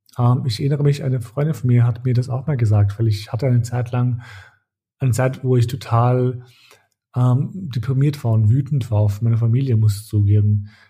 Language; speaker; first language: German; early bilingual, other home language; Albanian